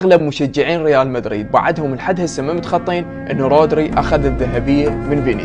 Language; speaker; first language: Arabic; native; Arabic